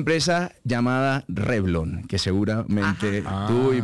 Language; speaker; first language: Spanish; native; Spanish